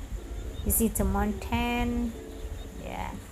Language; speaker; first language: English; non-native, learner; Khmer